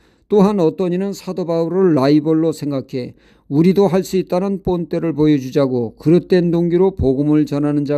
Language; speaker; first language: Korean; native; Korean